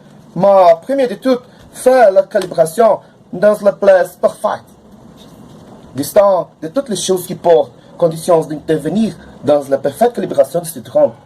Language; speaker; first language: French; non-native, learner; Portuguese